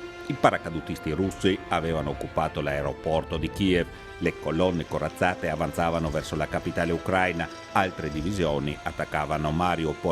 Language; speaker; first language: Italian; native; Italian